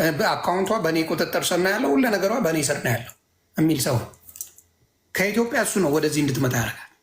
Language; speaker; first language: Amharic; non-native, local second language; Tigrinya